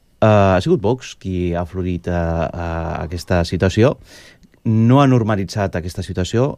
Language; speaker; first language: Catalan; non-native, local second language; Spanish